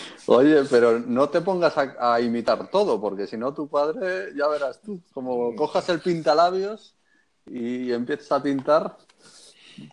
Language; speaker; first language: Spanish; native; Spanish